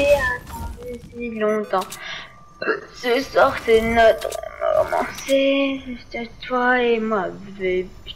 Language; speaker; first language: French; native; French